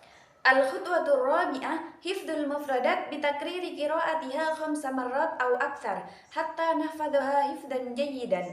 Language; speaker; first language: Arabic; non-native, learner; Indonesian